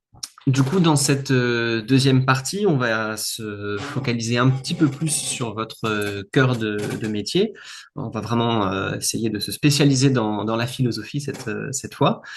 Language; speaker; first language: French; native; French